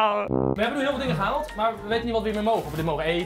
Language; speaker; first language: Dutch; native; Dutch